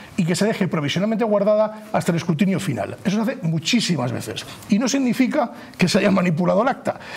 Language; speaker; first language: Spanish; native; Spanish